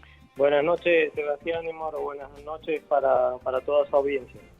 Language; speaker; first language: Spanish; native; Spanish